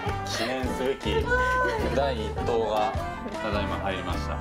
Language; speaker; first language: Japanese; native; Japanese